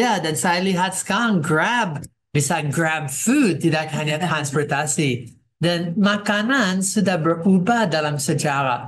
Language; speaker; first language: Indonesian; non-native, fluent; English